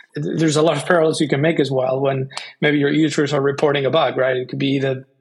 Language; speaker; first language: English; non-native, fluent; Spanish